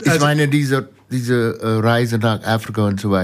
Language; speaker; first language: German; non-native, fluent; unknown